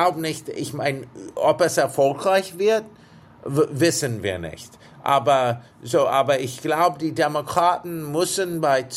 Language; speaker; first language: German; non-native, fluent; English